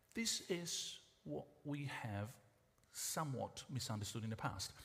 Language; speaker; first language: English; non-native, fluent; Italian